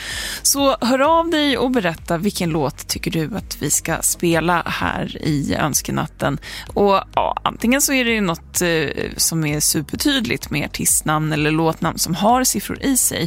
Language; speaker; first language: Swedish; native; Swedish